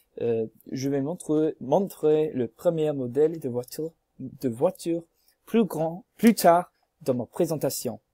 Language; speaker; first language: French; non-native, learner; English